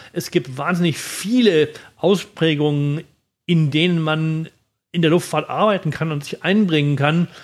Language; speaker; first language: German; native; German